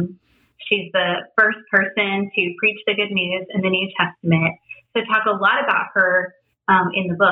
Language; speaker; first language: English; native; English